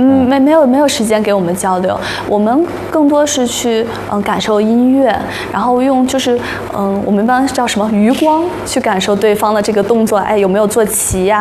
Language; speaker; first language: Chinese; native; Chinese